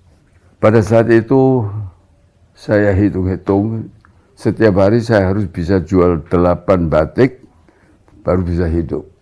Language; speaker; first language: Indonesian; non-native, local second language; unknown